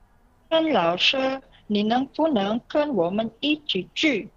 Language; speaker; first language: Chinese; non-native, learner; Indonesian